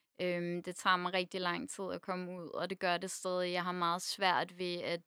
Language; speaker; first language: Danish; native; Danish